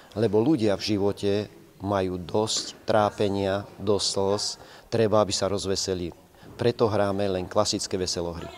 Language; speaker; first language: Slovak; native; Slovak